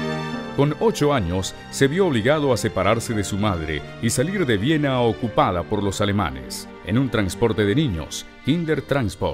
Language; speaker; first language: Spanish; native; Spanish